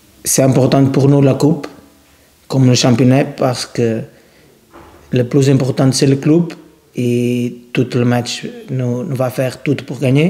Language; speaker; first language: French; non-native, learner; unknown